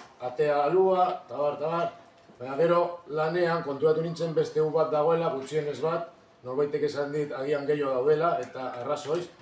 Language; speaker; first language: Basque; non-native, local second language; Spanish